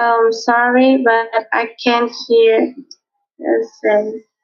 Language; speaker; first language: English; non-native, learner; Vietnamese